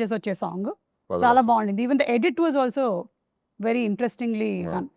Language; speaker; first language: Telugu; native; Telugu